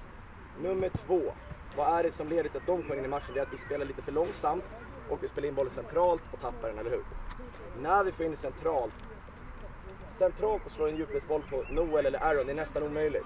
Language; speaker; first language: Swedish; native; Swedish